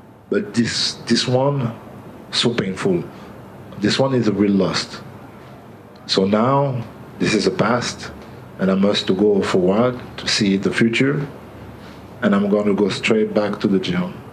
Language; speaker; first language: English; non-native, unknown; French